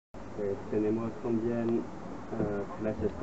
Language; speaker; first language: Spanish; non-native, learner; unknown